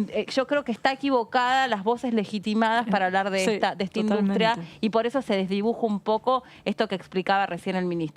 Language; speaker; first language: Spanish; native; Spanish